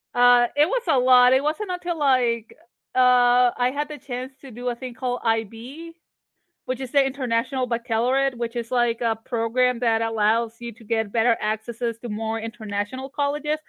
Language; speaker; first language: English; non-native, fluent; Spanish